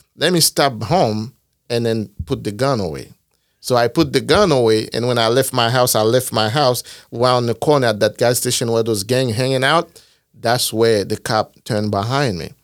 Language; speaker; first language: English; non-native, fluent; Haitian Creole